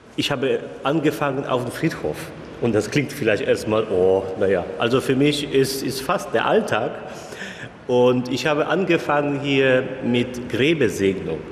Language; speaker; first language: German; non-native, fluent; Polish